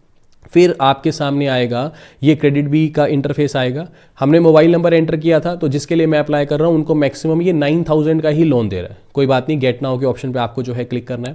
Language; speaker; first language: Hindi; native; Hindi